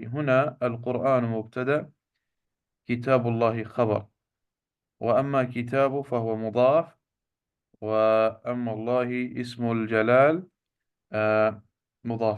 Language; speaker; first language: Arabic; non-native, fluent; Urdu